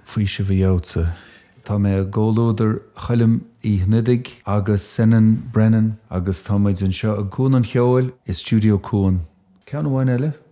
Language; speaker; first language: Irish; native; Irish